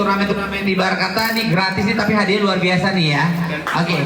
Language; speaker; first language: Indonesian; native; Indonesian